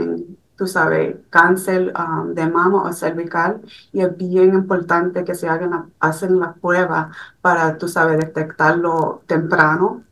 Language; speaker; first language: Spanish; early bilingual, heritage; Spanish